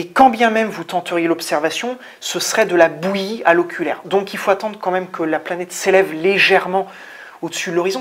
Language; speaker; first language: French; native; French